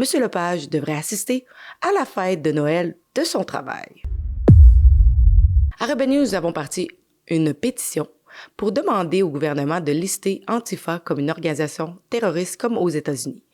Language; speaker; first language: French; native; French